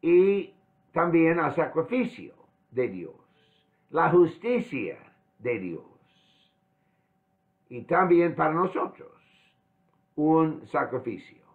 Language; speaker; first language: Spanish; non-native, fluent; English